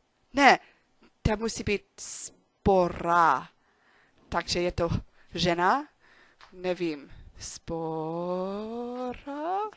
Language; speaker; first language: Czech; non-native, learner; English